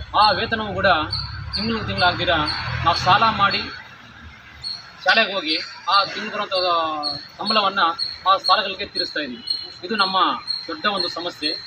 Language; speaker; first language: Kannada; native; Kannada